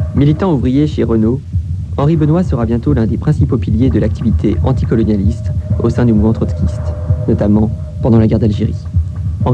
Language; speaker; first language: French; native; French